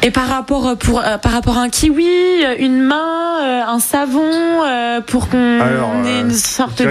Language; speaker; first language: French; native; French